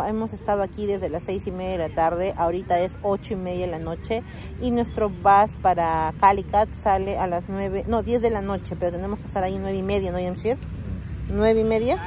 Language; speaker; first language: Spanish; native; Spanish